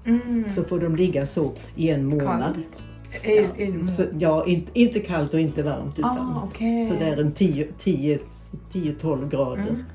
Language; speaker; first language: Swedish; native; Swedish